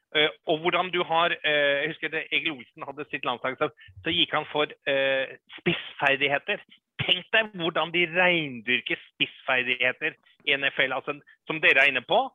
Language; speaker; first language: Norwegian; early bilingual, other home language; English